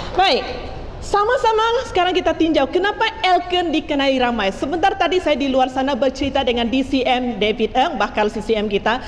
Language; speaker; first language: Malay; non-native, local second language; Chinese